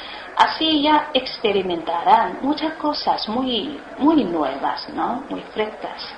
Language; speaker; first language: Spanish; non-native, learner; Chinese